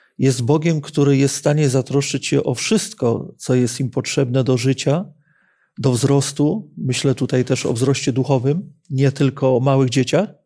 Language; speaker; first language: Polish; native; Polish